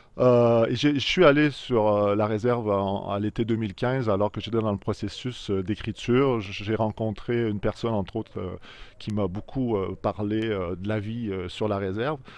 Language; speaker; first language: French; native; French